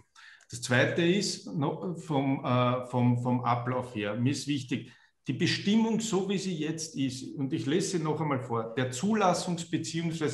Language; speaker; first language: German; native; German